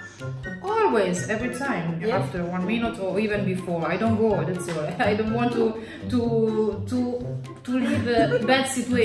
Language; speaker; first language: English; non-native, fluent; Italian